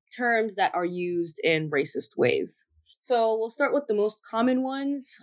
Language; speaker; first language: English; early bilingual, other home language; Spanish